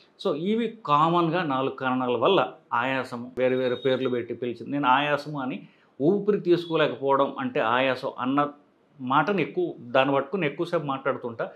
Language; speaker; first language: Telugu; native; Telugu